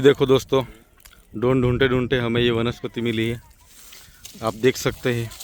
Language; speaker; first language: Hindi; non-native, local second language; Marathi